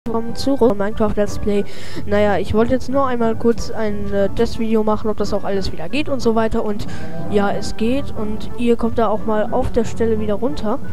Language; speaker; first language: German; native; German